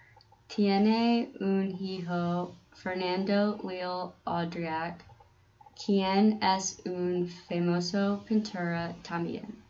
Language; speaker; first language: Spanish; non-native, learner; English